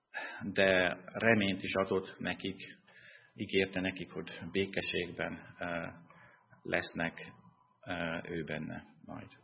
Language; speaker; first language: Hungarian; non-native, fluent; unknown